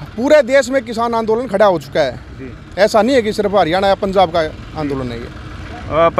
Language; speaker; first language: Hindi; native; Hindi